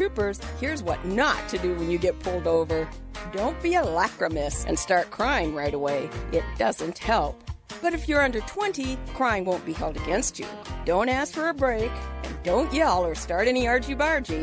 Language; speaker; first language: English; native; English